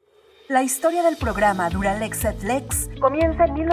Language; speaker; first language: Spanish; native; Spanish